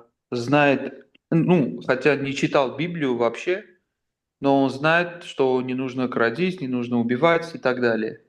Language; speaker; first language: Russian; non-native, local second language; Armenian